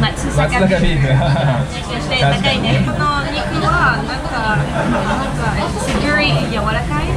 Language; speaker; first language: Japanese; non-native, learner; French